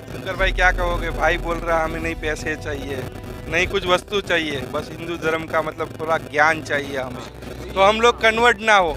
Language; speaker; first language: Hindi; native; Hindi